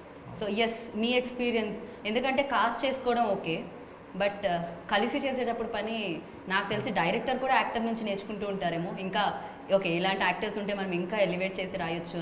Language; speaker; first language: Telugu; native; Telugu